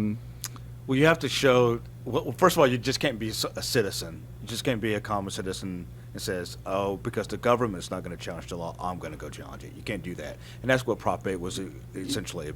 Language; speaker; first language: English; native; English